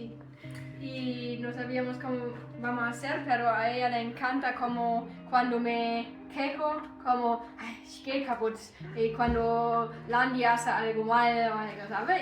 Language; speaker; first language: Spanish; non-native, fluent; German